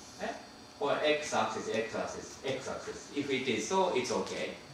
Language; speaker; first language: English; non-native, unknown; Japanese